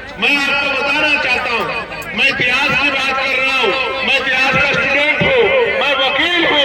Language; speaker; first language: Hindi; native; Hindi